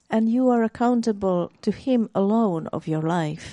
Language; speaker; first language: English; non-native, fluent; Finnish